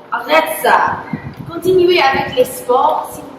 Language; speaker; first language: French; non-native, learner; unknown